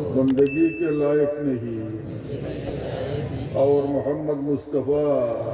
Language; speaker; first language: Urdu; non-native, local second language; Bangla